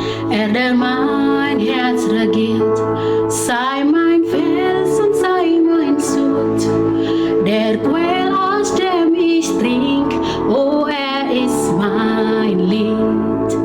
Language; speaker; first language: German; non-native, learner; Indonesian